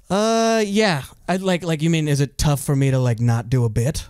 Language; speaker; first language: English; native; English